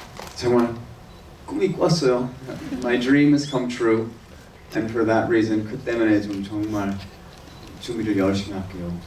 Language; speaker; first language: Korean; early bilingual, heritage; English